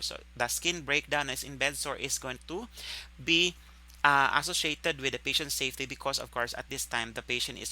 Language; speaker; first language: English; non-native, local second language; Filipino